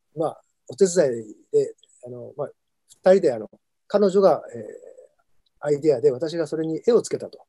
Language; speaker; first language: Japanese; native; Japanese